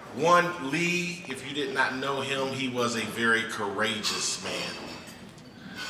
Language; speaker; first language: English; native; English